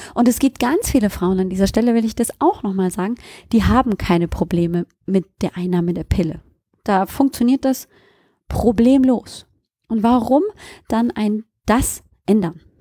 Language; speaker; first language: German; native; German